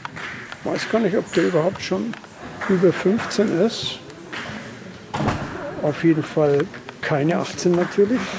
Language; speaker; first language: German; native; German